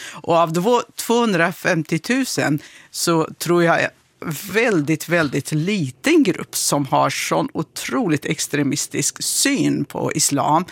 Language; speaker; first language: Swedish; early bilingual, other home language; Kurdish